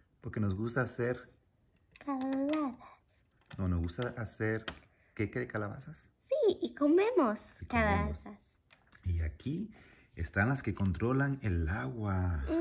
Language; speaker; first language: Spanish; early bilingual, heritage; Spanish